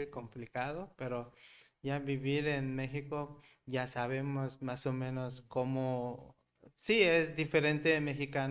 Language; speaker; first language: Spanish; non-native, learner; Korean